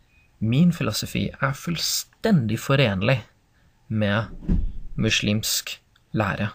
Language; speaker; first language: Norwegian; non-native, fluent; English